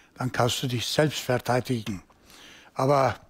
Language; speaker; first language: German; non-native, learner; Turkish